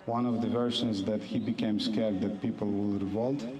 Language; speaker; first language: English; non-native, fluent; Romanian